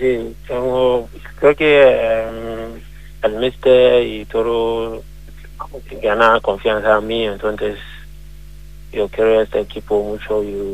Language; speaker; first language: Spanish; non-native, learner; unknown